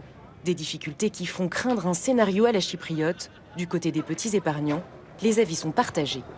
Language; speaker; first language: French; native; French